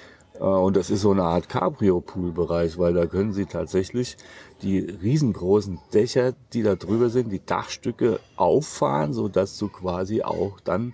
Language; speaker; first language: German; native; German